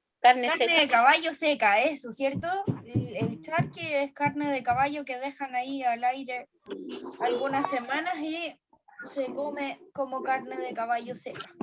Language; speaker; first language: Spanish; native; Spanish